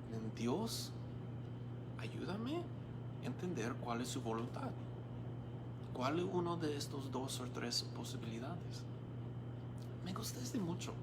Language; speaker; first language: Spanish; non-native, learner; English